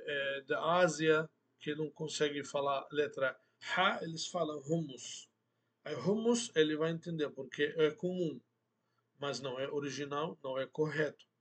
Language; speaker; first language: Portuguese; non-native, fluent; Arabic